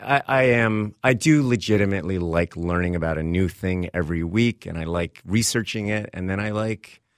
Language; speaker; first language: English; native; English